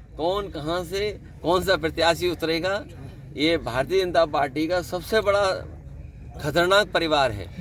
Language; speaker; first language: Hindi; native; Hindi